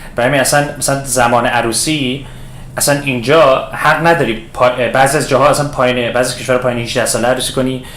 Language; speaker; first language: Persian; early bilingual, heritage; Persian